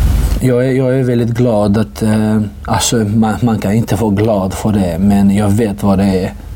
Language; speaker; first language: Swedish; non-native, fluent; Georgian